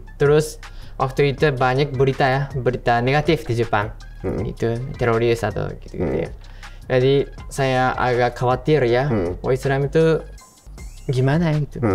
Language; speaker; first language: Indonesian; non-native, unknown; Japanese